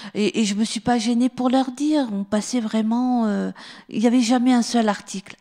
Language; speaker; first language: French; native; French